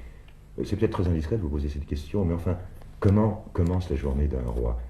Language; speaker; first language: French; native; French